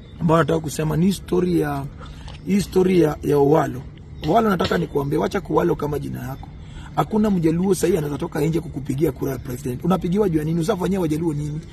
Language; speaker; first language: Swahili; non-native, local second language; Luo (Kenya and Tanzania)